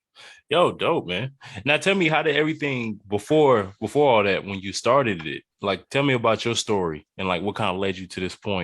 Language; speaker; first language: English; native; English